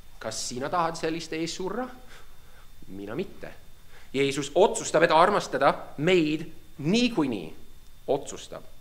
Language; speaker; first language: Estonian; non-native, fluent; English